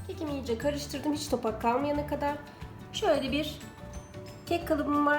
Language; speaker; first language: Turkish; native; Turkish